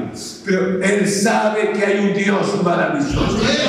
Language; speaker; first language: Spanish; native; Spanish